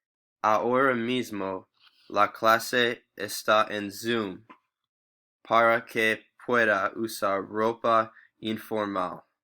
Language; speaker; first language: Spanish; non-native, learner; English